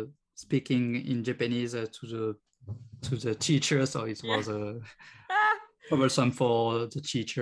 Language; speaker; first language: English; non-native, learner; French